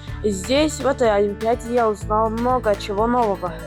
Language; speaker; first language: Russian; non-native, local second language; Azerbaijani